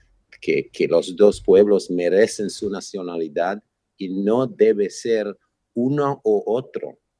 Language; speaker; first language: Spanish; non-native, fluent; Hebrew